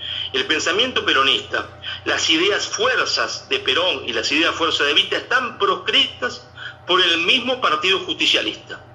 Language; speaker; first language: Spanish; native; Spanish